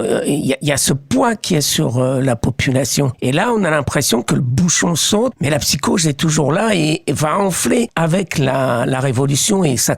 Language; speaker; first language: French; native; French